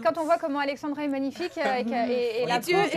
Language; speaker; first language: French; native; French